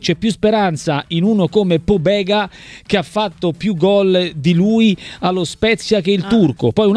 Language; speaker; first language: Italian; native; Italian